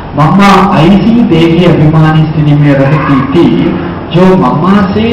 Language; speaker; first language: Hindi; non-native, local second language; Tamil